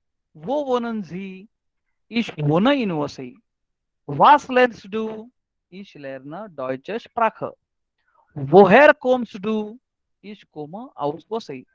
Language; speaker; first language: German; non-native, learner; Marathi